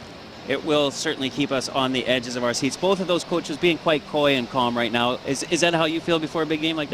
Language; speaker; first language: English; native; English